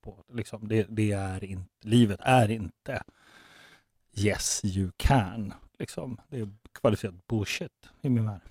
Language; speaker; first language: Swedish; native; Swedish